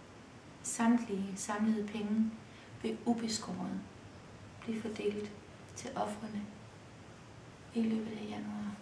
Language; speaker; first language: Danish; early bilingual, other home language; Kurdish